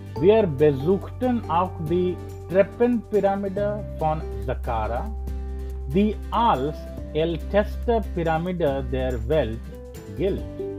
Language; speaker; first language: German; non-native, learner; English